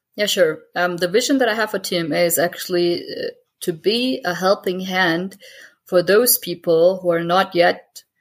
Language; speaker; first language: English; early bilingual, heritage; German